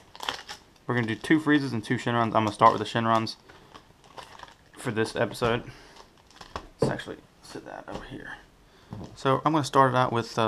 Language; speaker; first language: English; native; English